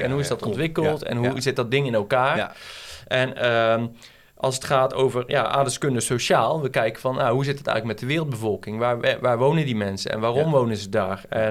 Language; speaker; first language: Dutch; native; Dutch